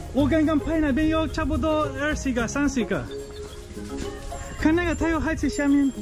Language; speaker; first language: Chinese; non-native, learner; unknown